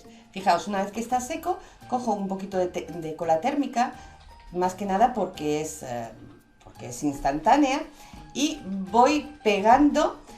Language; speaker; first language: Spanish; native; Spanish